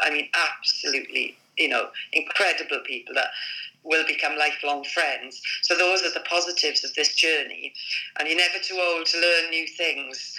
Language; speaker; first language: English; native; English